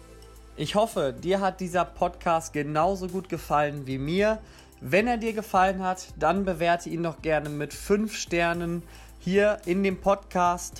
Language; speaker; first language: German; native; German